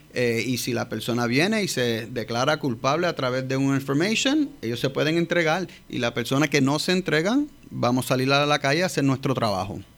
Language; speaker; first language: Spanish; early bilingual, heritage; English